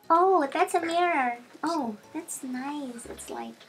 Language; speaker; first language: English; non-native, learner; Indonesian